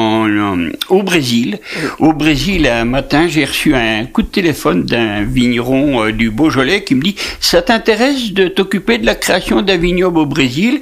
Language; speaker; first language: French; native; French